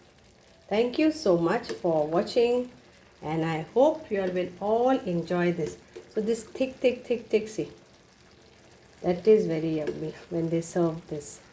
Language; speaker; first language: English; non-native, local second language; Konkani